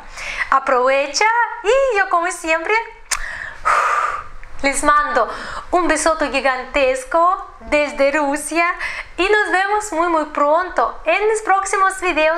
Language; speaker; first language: Spanish; non-native, fluent; Russian